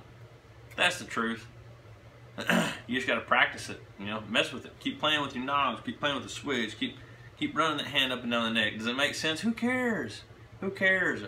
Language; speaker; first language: English; native; English